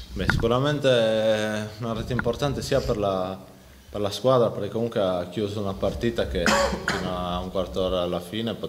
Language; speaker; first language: Italian; native; Italian